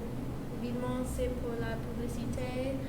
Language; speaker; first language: French; non-native, learner; English